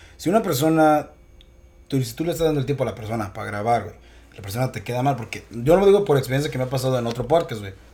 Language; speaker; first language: Spanish; early bilingual, heritage; Spanish